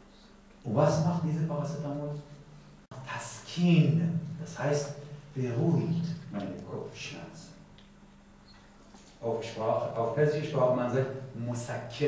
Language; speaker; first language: German; non-native, learner; Persian